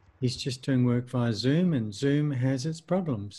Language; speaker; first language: English; native; English